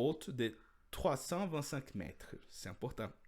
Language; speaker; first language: French; non-native, fluent; Portuguese